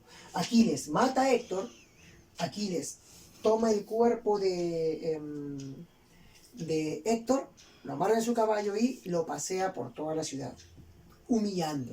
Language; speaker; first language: Spanish; native; Spanish